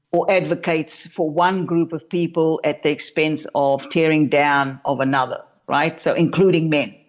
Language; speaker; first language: English; native; English